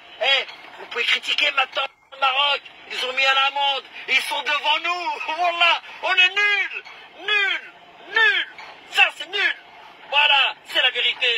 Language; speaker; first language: French; early bilingual, other home language; Arabic